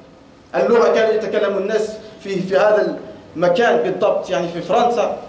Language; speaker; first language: Arabic; non-native, fluent; French